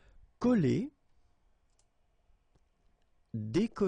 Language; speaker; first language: French; native; French